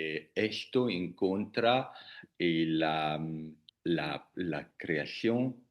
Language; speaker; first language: Spanish; non-native, learner; Italian